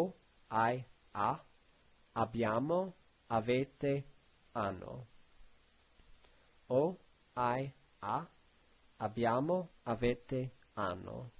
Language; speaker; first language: Italian; non-native, learner; English